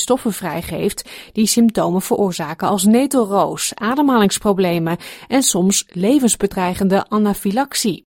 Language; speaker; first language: Dutch; native; Dutch